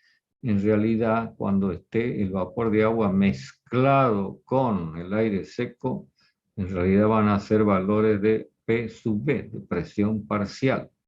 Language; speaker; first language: Spanish; native; Spanish